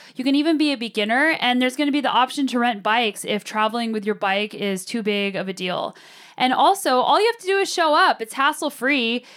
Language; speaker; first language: English; early bilingual, other home language; Arabic